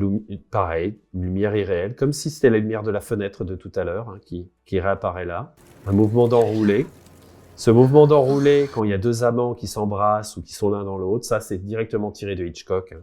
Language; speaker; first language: French; native; French